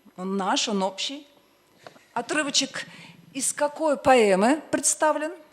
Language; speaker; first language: Russian; native; Russian